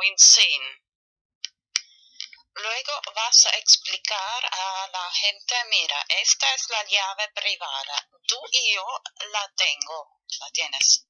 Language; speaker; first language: Spanish; non-native, fluent; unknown